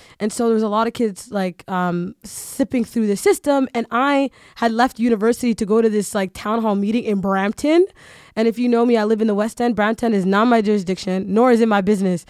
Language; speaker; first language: English; early bilingual, other home language; Somali